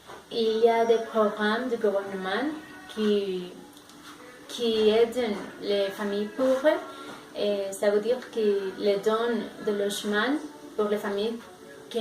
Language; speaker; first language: French; non-native, learner; Spanish